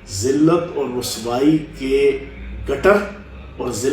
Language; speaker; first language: Urdu; native; Urdu